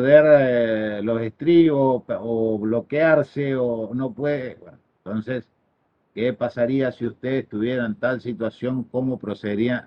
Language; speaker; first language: Spanish; native; Spanish